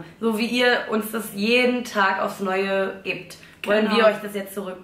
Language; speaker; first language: German; native; German